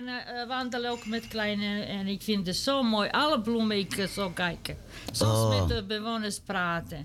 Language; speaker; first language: Dutch; non-native, learner; Serbian